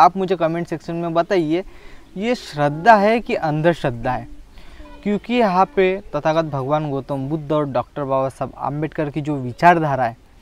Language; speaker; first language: Hindi; non-native, local second language; Marathi